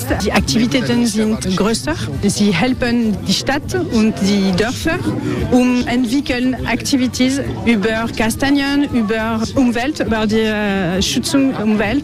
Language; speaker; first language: German; non-native, learner; French